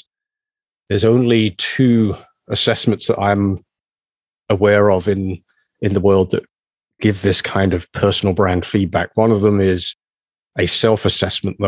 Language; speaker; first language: English; native; English